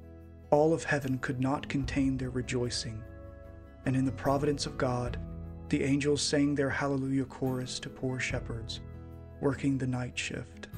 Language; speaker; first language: English; native; English